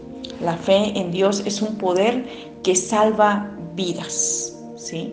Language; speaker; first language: Spanish; native; Spanish